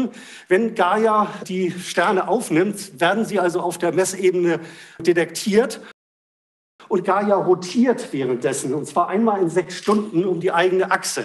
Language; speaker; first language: German; native; German